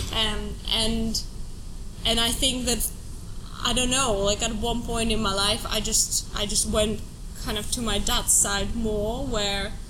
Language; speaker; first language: English; non-native, fluent; Russian